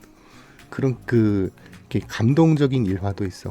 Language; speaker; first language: Korean; native; Korean